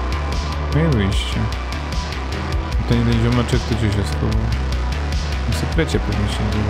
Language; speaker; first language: Polish; native; Polish